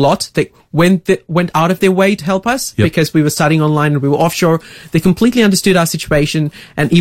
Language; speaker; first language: English; non-native, local second language; Tamil